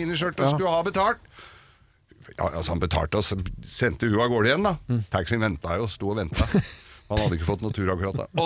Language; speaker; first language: Norwegian; native; Norwegian